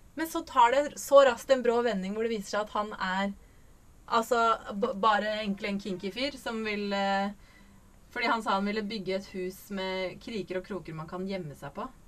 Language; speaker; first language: Norwegian; native; Norwegian